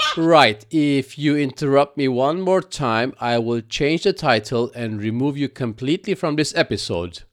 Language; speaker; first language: English; non-native, fluent; Arabic